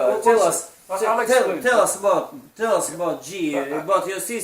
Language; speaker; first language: English; non-native, learner; Russian